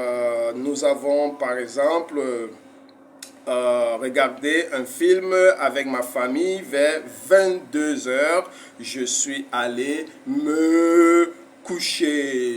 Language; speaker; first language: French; non-native, fluent; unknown